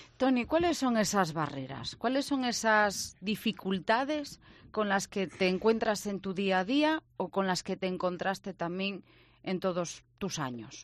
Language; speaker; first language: Spanish; native; Spanish